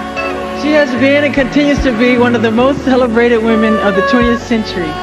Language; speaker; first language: English; native; English